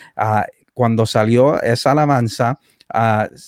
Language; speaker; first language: Spanish; early bilingual, heritage; Spanish